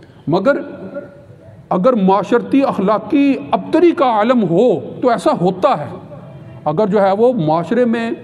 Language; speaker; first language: Urdu; native; Urdu